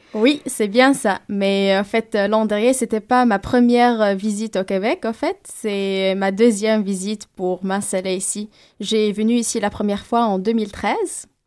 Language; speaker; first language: French; non-native, local second language; Arabic